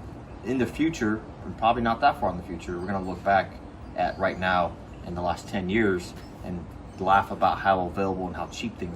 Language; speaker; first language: English; native; English